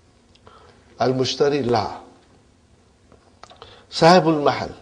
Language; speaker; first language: Arabic; non-native, fluent; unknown